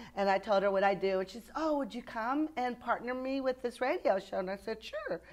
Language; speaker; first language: English; native; English